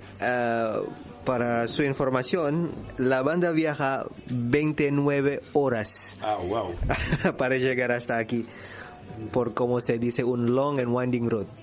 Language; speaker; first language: Spanish; non-native, learner; Indonesian